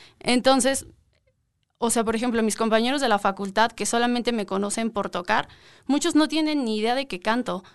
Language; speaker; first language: Spanish; native; Spanish